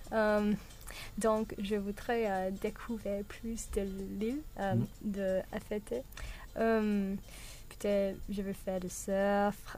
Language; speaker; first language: French; non-native, learner; English